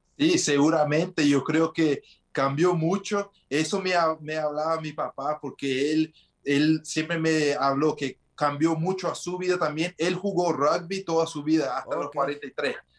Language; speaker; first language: Spanish; early bilingual, heritage; Spanish